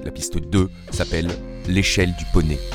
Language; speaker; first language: French; native; French